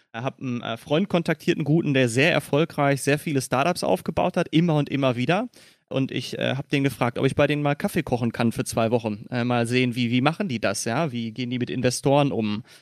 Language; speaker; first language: German; native; German